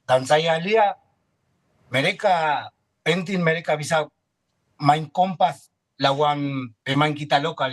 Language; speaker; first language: Indonesian; non-native, fluent; Spanish